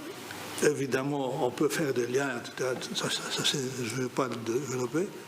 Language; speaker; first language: French; non-native, fluent; Greek